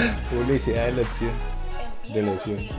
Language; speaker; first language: Spanish; native; Spanish